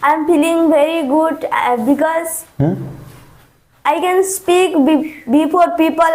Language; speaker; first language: English; non-native, learner; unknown